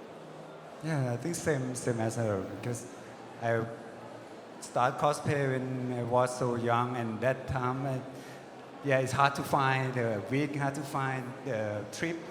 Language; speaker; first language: English; non-native, learner; Thai